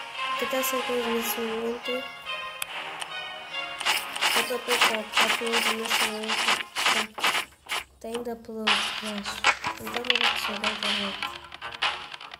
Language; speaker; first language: Portuguese; early bilingual, heritage; Portuguese